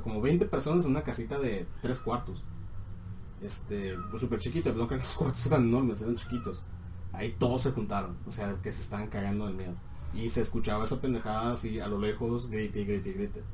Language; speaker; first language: Spanish; native; Spanish